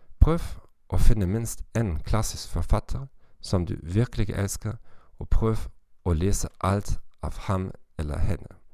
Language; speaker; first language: Norwegian; non-native, learner; German